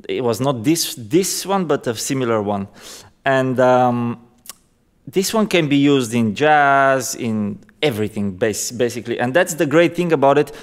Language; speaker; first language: English; non-native, fluent; Bulgarian